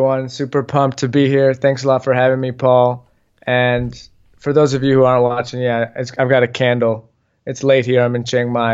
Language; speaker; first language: English; native; English